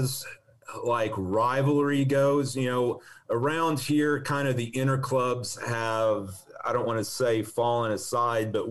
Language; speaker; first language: English; native; English